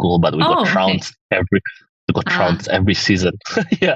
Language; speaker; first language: English; early bilingual, other home language; Indonesian